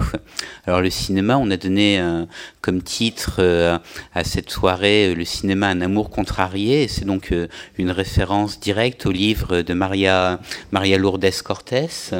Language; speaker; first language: French; native; French